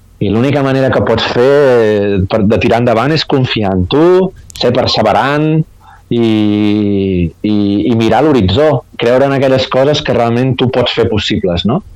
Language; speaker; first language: Catalan; native; Catalan